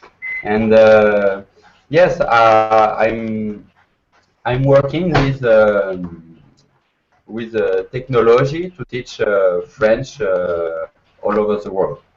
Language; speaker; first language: English; non-native, learner; French